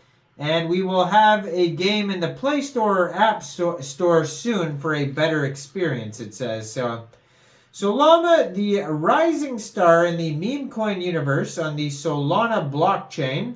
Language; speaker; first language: English; native; English